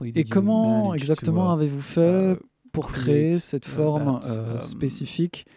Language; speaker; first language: French; non-native, fluent; Arabic